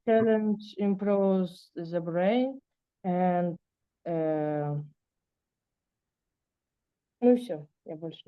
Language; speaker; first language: English; non-native, learner; Russian